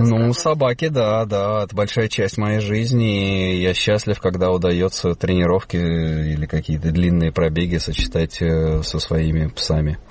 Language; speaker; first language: Russian; native; Russian